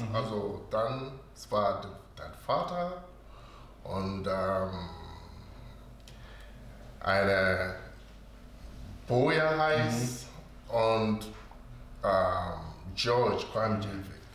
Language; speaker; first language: German; non-native, learner; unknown